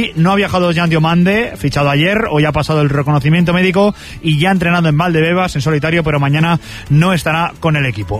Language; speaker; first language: Spanish; native; Spanish